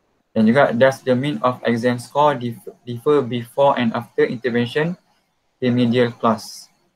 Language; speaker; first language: English; non-native, local second language; Malay